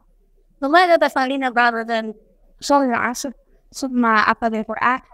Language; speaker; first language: Arabic; non-native, learner; Indonesian